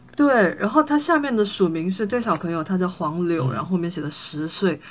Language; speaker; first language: Chinese; non-native, local second language; Min Nan Chinese